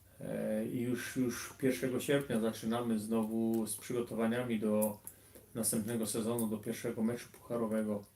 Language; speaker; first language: Polish; early bilingual, heritage; Polish